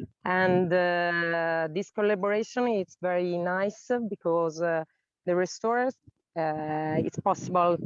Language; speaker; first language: English; non-native, learner; Italian